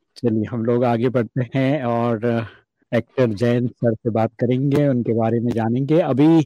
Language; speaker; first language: Hindi; native; Hindi